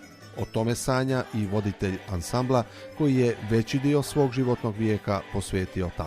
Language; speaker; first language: Bosnian; native; Bosnian